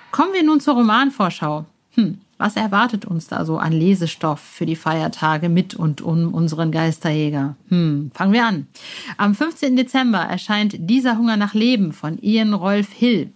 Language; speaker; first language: German; native; German